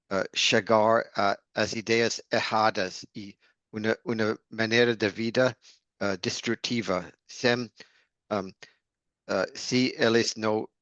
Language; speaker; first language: Portuguese; non-native, learner; English